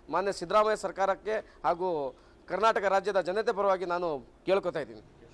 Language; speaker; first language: Kannada; non-native, local second language; Lambadi